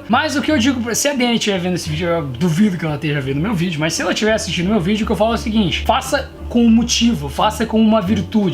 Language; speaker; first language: Portuguese; native; Portuguese